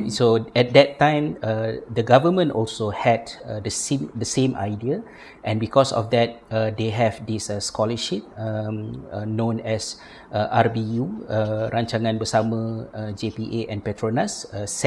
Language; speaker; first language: English; non-native, local second language; Malay